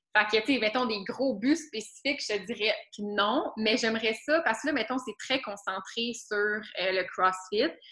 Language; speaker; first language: French; native; French